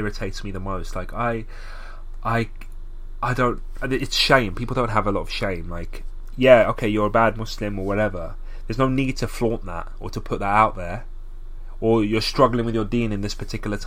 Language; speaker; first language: English; native; English